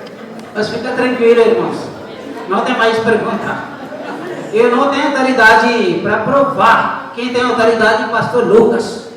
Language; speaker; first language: Portuguese; non-native, learner; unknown